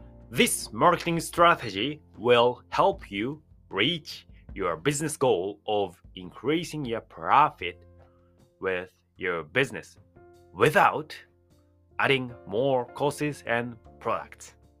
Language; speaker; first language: English; non-native, fluent; Japanese